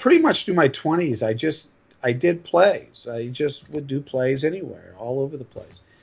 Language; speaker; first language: English; native; English